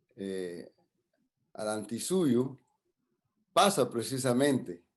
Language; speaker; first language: Spanish; non-native, fluent; English